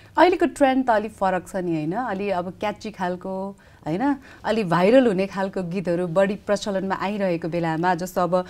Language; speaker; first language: Nepali; native; Nepali